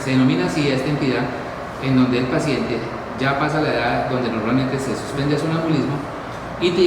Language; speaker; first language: Spanish; native; Spanish